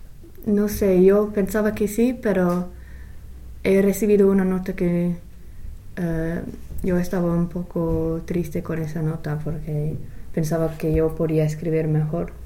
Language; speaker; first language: Spanish; non-native, fluent; English